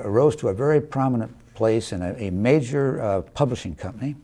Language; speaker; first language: English; native; English